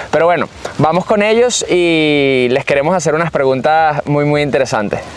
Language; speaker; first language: Spanish; native; Spanish